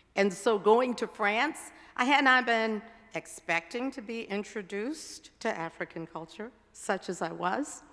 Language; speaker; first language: English; native; English